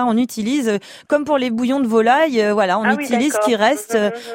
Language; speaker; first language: French; native; French